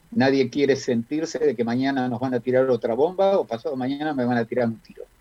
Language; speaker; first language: Spanish; native; Spanish